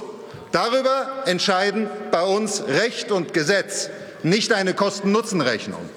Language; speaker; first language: German; native; German